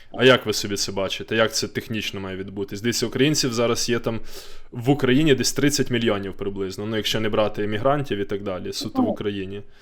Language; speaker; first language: Ukrainian; native; Ukrainian